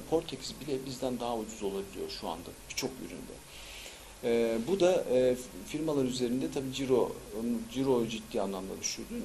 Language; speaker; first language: Turkish; early bilingual, heritage; Turkish